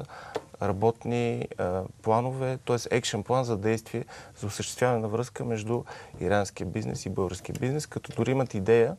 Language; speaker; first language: Bulgarian; native; Bulgarian